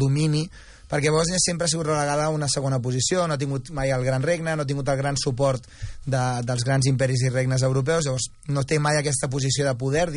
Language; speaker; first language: Catalan; early bilingual, other home language; Bosnian